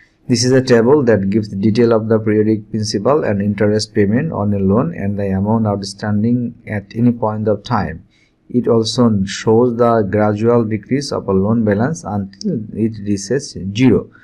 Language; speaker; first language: English; non-native, local second language; Bangla